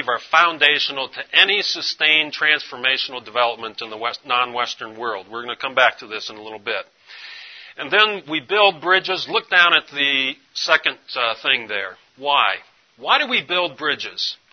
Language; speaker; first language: English; native; English